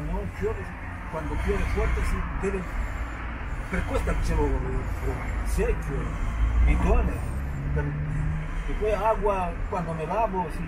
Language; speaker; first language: Italian; non-native, learner; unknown